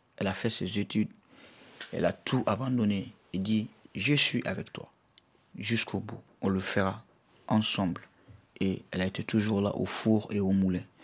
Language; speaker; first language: French; non-native, local second language; Bambara